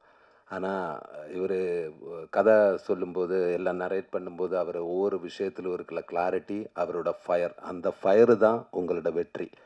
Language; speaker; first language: Tamil; non-native, learner; Malayalam